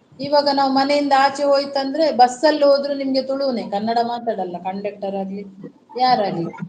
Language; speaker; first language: Kannada; non-native, local second language; Konkani